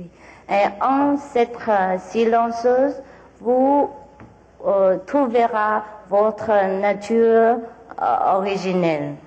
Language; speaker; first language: French; non-native, learner; Vietnamese